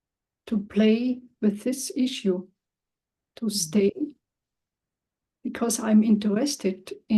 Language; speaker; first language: English; non-native, learner; German